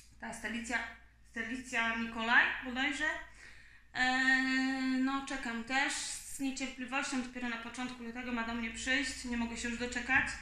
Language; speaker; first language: Polish; native; Polish